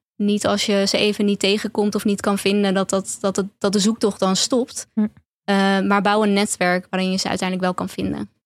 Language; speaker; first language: Dutch; early bilingual, other home language; Turkish